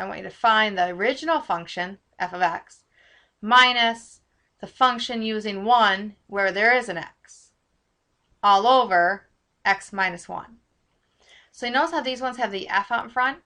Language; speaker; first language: English; native; English